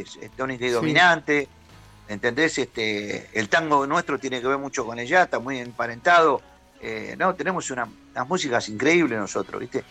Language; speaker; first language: Spanish; native; Spanish